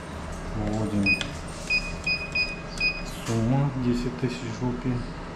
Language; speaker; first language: Russian; native; Russian